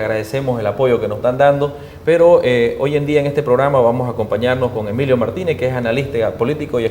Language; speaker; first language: Spanish; native; Spanish